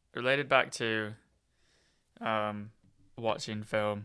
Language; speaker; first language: English; native; English